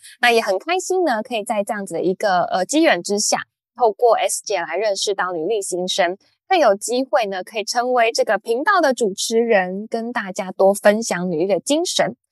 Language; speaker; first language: Chinese; native; Chinese